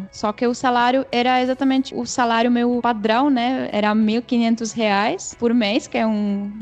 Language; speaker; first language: Portuguese; non-native, fluent; Czech